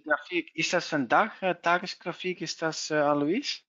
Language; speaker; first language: German; non-native, learner; Dutch